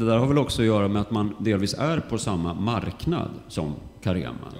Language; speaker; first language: Swedish; native; Swedish